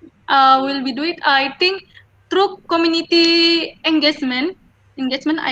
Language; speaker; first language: English; non-native, learner; Indonesian